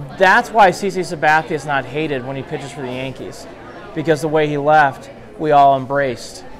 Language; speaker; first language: English; native; English